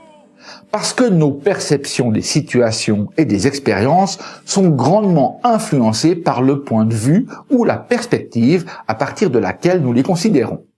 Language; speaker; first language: French; native; French